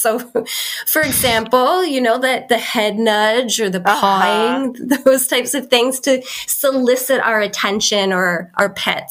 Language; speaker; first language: English; native; English